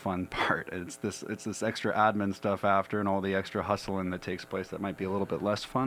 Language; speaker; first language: English; native; English